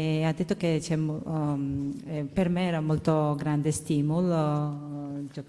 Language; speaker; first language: Italian; non-native, learner; Georgian